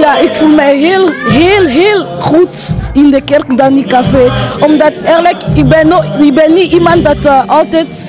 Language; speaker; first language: Dutch; early bilingual, other home language; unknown